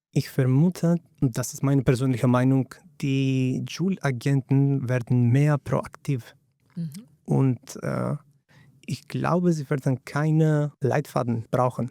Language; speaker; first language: German; non-native, fluent; Greek